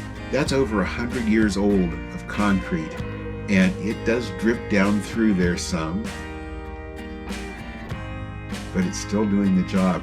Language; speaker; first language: English; native; English